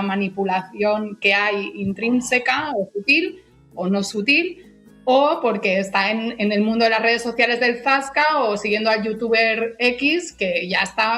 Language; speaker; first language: Spanish; native; Spanish